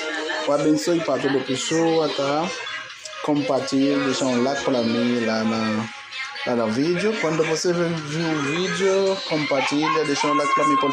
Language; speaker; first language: Portuguese; non-native, learner; Haitian Creole